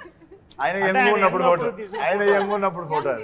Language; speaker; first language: Telugu; native; Telugu